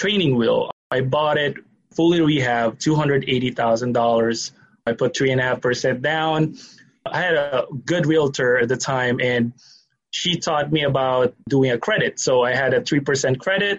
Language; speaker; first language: English; non-native, local second language; Filipino